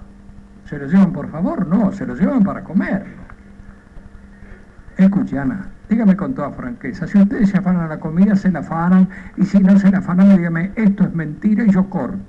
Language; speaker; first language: Spanish; native; Spanish